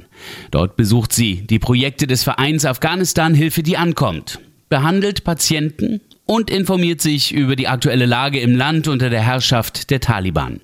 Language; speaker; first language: German; native; German